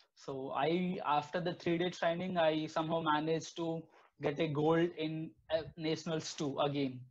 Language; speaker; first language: English; non-native, local second language; Telugu